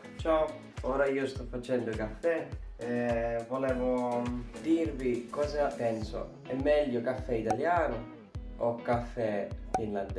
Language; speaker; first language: Italian; non-native, learner; Finnish